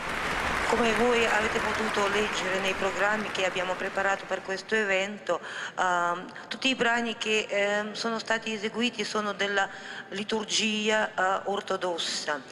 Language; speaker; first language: Italian; non-native, fluent; Russian